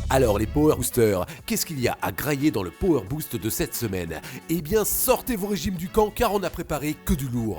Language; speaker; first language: French; native; French